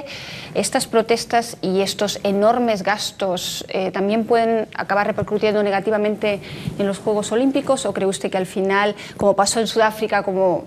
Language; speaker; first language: Spanish; native; Spanish